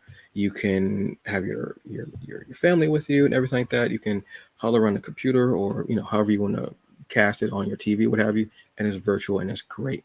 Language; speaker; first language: English; native; English